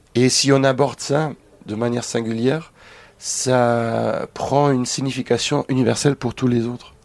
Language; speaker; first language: French; non-native, fluent; German